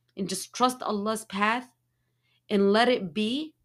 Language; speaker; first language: English; early bilingual, other home language; Arabic